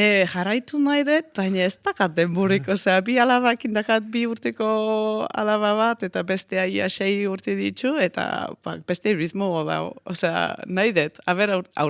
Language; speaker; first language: Basque; non-native, fluent; Danish